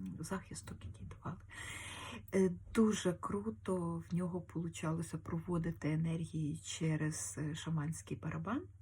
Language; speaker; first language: Ukrainian; native; Ukrainian